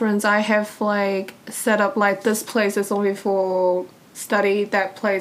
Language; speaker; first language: English; non-native, fluent; Cantonese